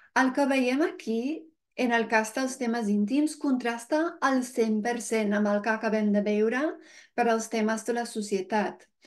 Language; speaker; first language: Catalan; non-native, fluent; English